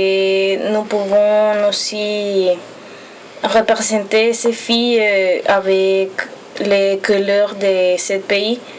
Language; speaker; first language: French; non-native, learner; Spanish